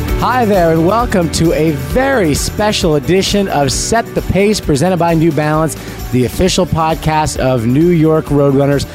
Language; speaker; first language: English; native; English